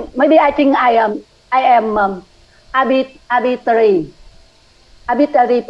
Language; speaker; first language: English; non-native, learner; Vietnamese